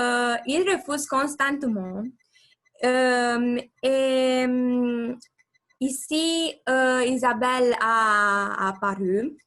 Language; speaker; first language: French; non-native, learner; Romanian